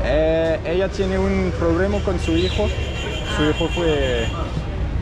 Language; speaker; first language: Spanish; non-native, learner; French